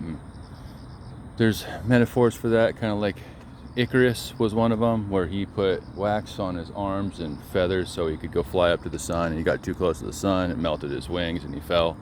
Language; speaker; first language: English; native; English